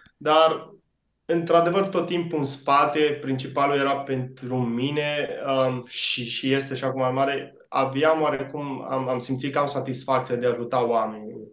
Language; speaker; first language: Romanian; early bilingual, heritage; Romanian